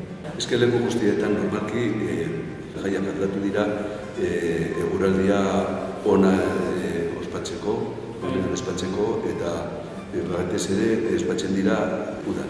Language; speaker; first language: Basque; non-native, local second language; Spanish